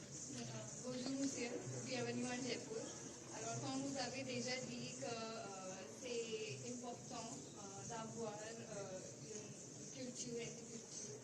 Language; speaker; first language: French; non-native, fluent; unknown